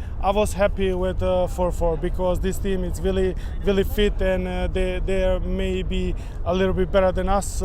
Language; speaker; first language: English; non-native, learner; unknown